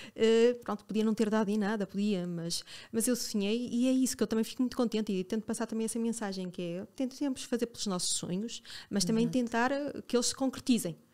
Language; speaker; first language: Portuguese; native; Portuguese